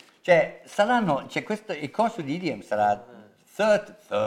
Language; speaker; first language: Italian; non-native, fluent; English